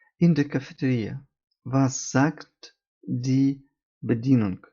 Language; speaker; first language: German; non-native, fluent; Ukrainian